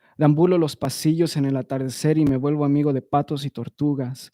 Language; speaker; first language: Spanish; early bilingual, other home language; English